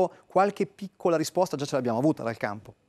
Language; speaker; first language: Italian; native; Italian